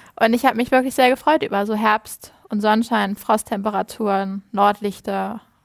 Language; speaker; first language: German; native; German